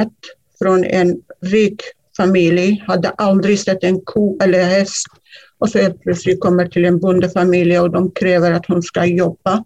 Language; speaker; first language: Swedish; non-native, fluent; Kurdish